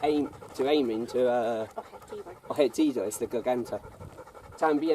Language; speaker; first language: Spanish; non-native, learner; English